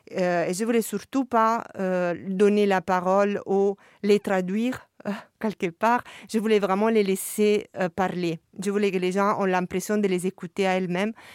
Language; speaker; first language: French; non-native, fluent; Italian